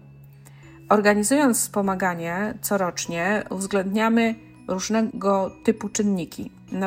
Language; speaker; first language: Polish; native; Polish